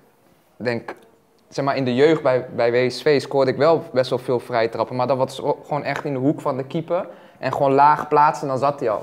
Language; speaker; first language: Dutch; native; Dutch